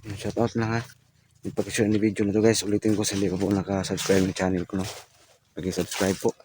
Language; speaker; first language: Filipino; non-native, local second language; Cebuano